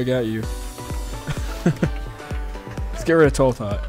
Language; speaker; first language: English; native; English